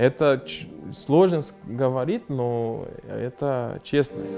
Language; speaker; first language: Russian; non-native, fluent; Portuguese